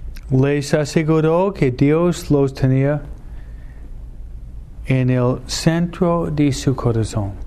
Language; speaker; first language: Spanish; non-native, fluent; English